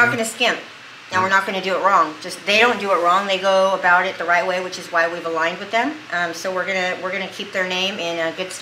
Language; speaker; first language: English; native; English